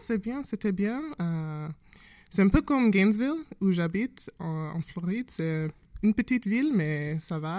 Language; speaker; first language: French; non-native, learner; English